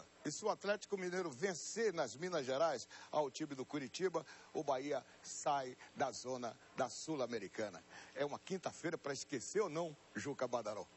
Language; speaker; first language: Portuguese; native; Portuguese